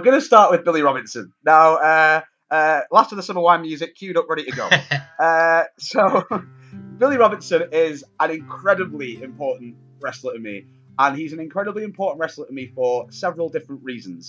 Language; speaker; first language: English; native; English